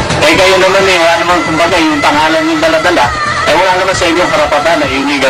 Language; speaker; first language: Filipino; native; Filipino